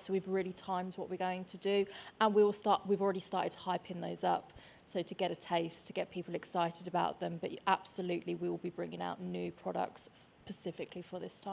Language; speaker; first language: English; native; English